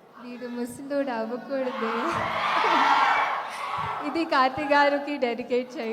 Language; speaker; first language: Telugu; non-native, local second language; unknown